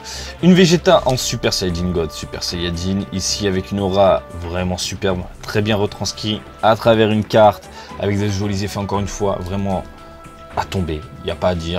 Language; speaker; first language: French; native; French